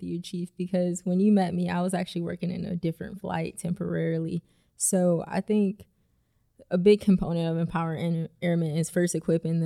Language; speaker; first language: English; native; English